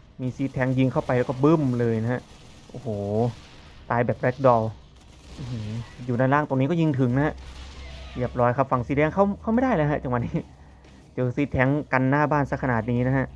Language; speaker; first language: Thai; native; Thai